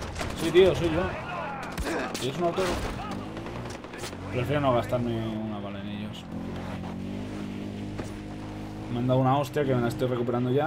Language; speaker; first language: Spanish; native; Spanish